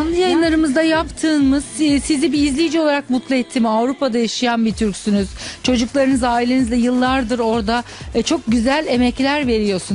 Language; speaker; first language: Turkish; native; Turkish